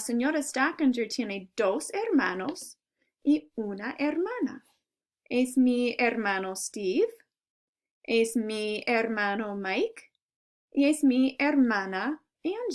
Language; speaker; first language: Spanish; non-native, fluent; English